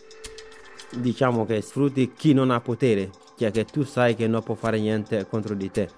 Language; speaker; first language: Italian; non-native, fluent; Bambara